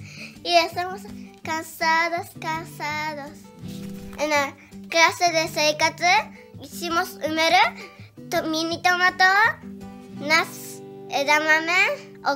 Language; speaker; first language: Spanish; early bilingual, heritage; Spanish